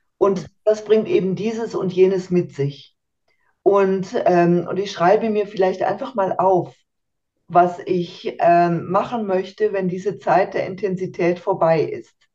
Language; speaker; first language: German; native; German